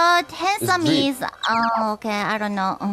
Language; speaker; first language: English; non-native, learner; Korean